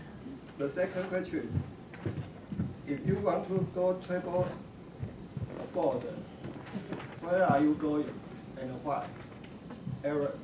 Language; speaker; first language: English; non-native, learner; Chinese